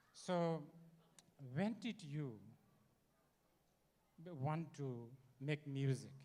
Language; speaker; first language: English; non-native, learner; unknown